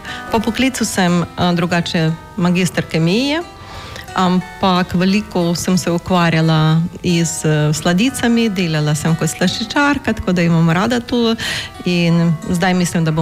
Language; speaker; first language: Slovenian; non-native, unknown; Ukrainian